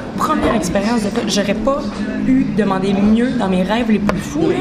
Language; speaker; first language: French; native; French